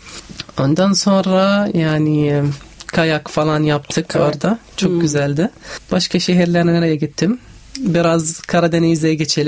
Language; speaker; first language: Turkish; non-native, fluent; Arabic